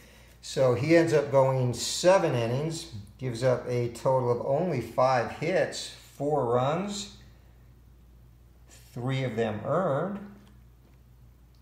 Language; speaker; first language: English; native; English